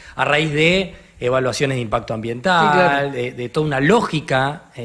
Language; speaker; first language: Spanish; native; Spanish